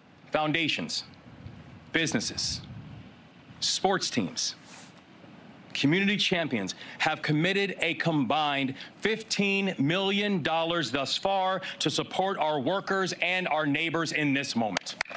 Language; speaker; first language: English; native; English